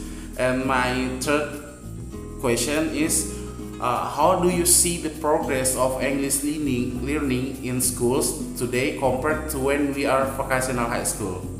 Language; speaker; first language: English; non-native, fluent; Indonesian